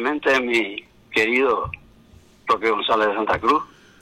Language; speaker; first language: Spanish; native; Spanish